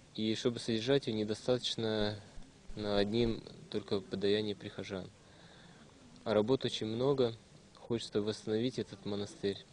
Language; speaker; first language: Russian; non-native, local second language; Ukrainian